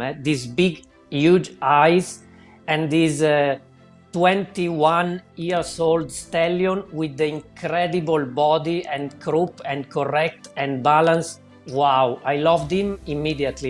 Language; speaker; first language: English; non-native, learner; Italian